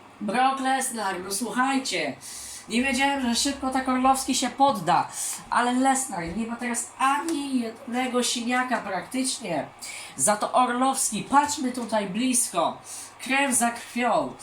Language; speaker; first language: Polish; native; Polish